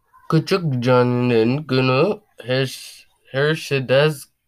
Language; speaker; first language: Turkish; non-native, learner; English